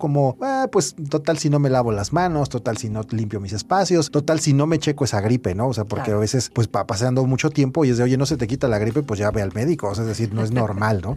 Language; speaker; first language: Spanish; native; Spanish